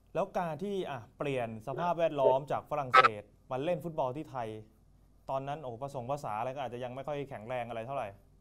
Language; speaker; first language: Thai; native; Thai